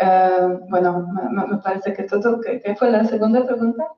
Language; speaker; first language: Spanish; non-native, fluent; Polish